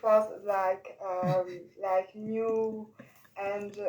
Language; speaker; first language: English; non-native, learner; French